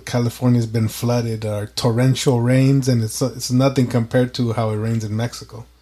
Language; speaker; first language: English; early bilingual, other home language; Spanish